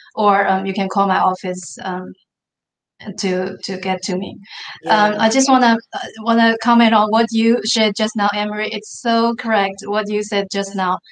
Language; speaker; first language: English; non-native, fluent; Chinese